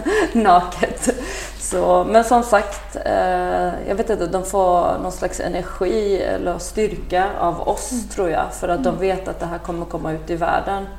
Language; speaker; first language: Swedish; early bilingual, other home language; Persian